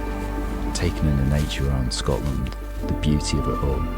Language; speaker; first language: English; native; English